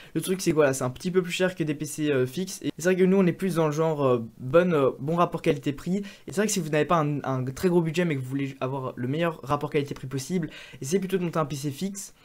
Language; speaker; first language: French; native; French